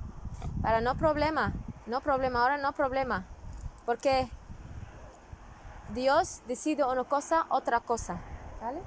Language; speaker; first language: Spanish; non-native, learner; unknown